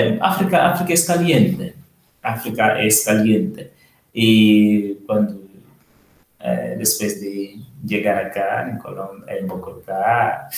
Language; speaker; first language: Spanish; non-native, learner; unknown